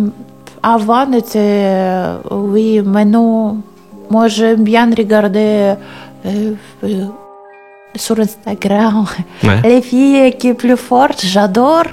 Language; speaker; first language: French; non-native, learner; Russian